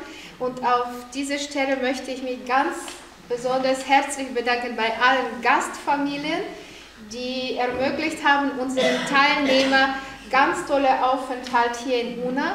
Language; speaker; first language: German; non-native, fluent; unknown